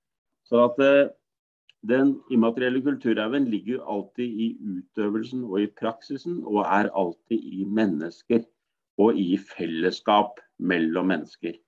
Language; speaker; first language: Norwegian; native; Norwegian